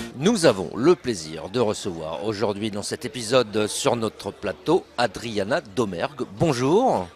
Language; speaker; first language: French; native; French